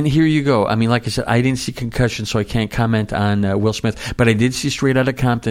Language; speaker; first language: English; native; English